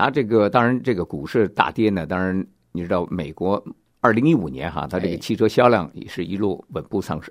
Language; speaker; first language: Chinese; native; Chinese